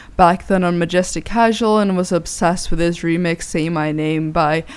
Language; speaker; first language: English; non-native, local second language; Cantonese